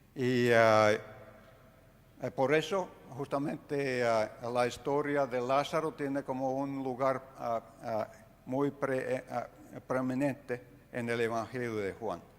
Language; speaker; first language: Spanish; non-native, fluent; Finnish